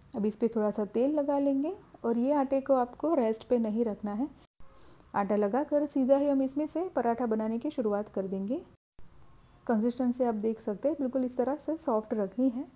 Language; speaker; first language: Hindi; non-native, local second language; Gujarati